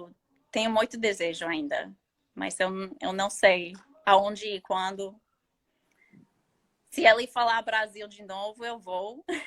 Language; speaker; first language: Portuguese; non-native, fluent; English